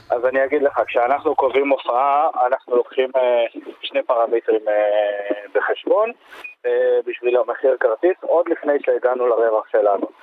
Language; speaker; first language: Hebrew; native; Hebrew